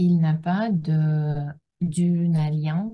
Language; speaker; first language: French; non-native, learner; Russian